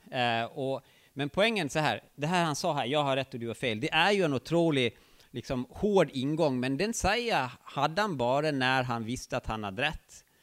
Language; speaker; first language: Swedish; native; Swedish